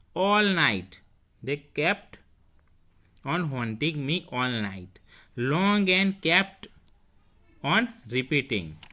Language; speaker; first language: English; non-native, local second language; Hindi